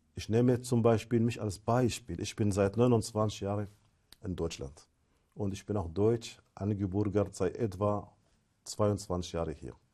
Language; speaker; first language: German; non-native, fluent; Arabic